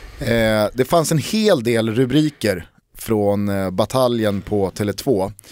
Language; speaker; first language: Swedish; native; Swedish